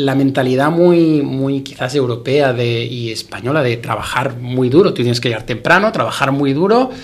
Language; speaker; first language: Spanish; native; Spanish